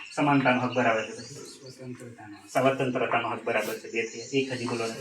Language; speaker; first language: Gujarati; native; Gujarati